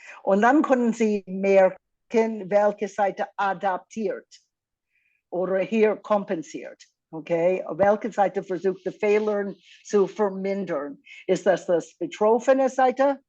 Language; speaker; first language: German; non-native, fluent; English